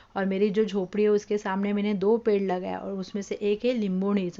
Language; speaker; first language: Hindi; non-native, local second language; Marathi